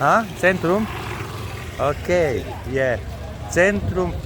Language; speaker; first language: English; non-native, learner; Slovenian